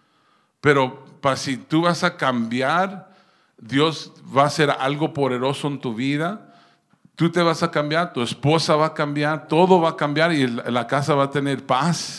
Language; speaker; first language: Spanish; early bilingual, heritage; Spanish